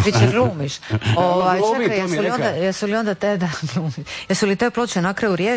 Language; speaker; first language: Serbian; native; Serbian